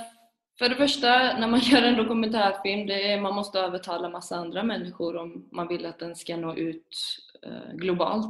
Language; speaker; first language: Swedish; early bilingual, other home language; Persian